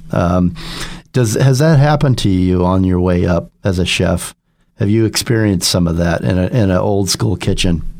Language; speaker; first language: English; native; English